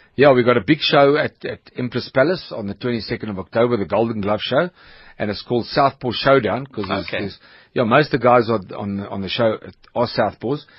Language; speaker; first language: English; native; English